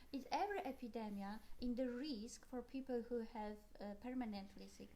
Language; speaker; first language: English; non-native, learner; Polish